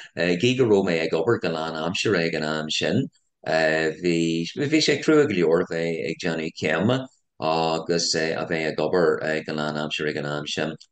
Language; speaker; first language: Irish; non-native, local second language; English